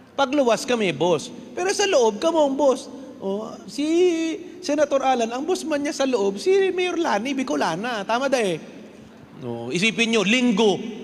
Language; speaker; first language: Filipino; non-native, local second language; Bikol